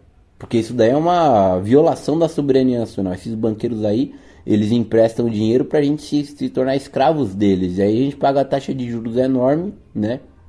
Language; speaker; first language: Portuguese; native; Portuguese